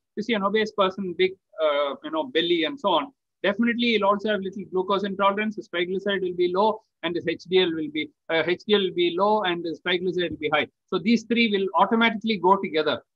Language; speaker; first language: English; non-native, local second language; Tamil